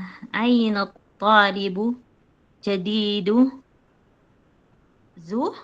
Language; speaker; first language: Arabic; non-native, learner; Filipino